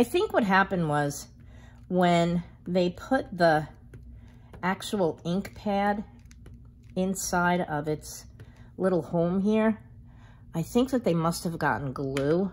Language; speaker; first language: English; native; English